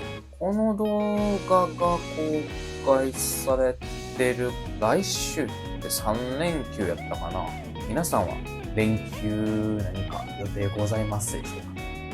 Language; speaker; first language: Japanese; native; Japanese